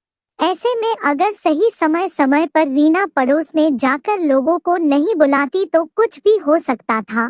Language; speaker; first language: Hindi; native; Hindi